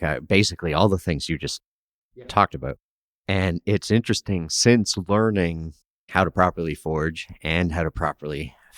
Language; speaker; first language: English; native; English